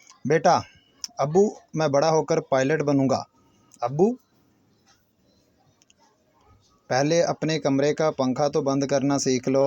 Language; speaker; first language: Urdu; non-native, local second language; Punjabi